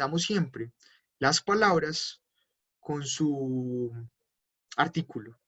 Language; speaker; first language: Spanish; native; Spanish